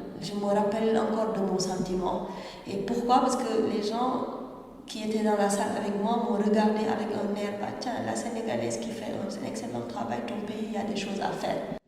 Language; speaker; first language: French; non-native, local second language; Wolof